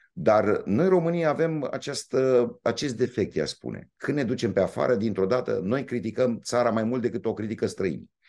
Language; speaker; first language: Romanian; native; Romanian